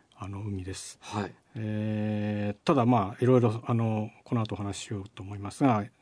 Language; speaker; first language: Japanese; native; Japanese